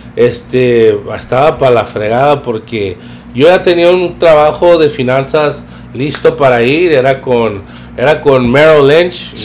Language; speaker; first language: Spanish; early bilingual, heritage; Spanish